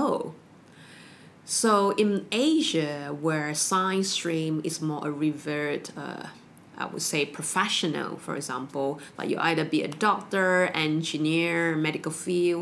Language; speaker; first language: English; non-native, local second language; Chinese